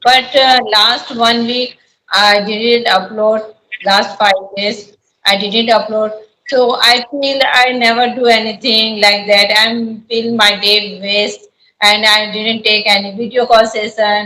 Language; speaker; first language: English; non-native, learner; Hindi